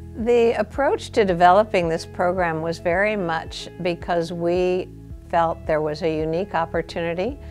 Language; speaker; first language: English; native; English